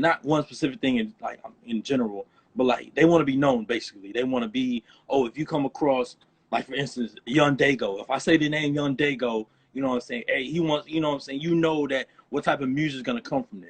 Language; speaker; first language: English; native; English